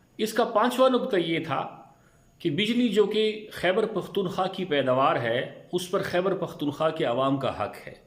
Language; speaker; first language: Urdu; non-native, local second language; Pashto